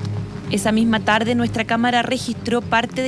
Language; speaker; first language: Spanish; native; Spanish